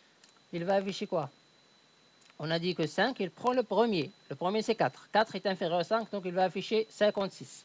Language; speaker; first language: French; native; French